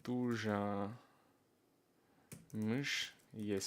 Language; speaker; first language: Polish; non-native, learner; English